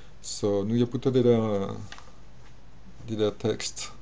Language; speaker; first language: Danish; non-native, fluent; French